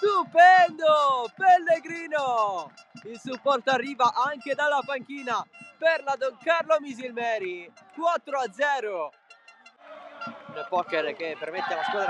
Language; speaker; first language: Italian; native; Italian